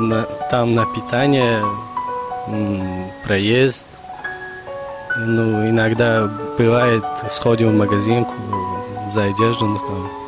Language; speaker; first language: Russian; non-native, local second language; Tajik